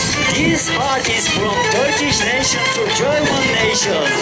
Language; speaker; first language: English; non-native, fluent; Turkish